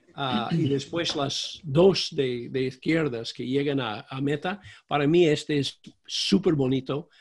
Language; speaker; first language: Spanish; non-native, fluent; English